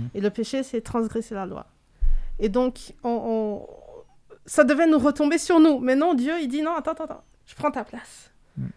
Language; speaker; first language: French; native; French